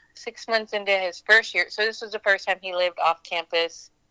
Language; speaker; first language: English; native; English